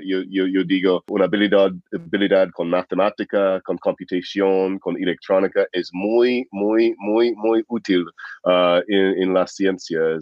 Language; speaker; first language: Spanish; non-native, fluent; English